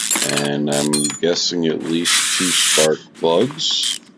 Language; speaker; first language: English; native; English